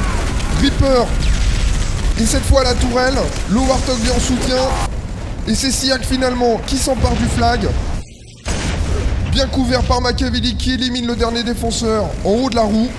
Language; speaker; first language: French; native; French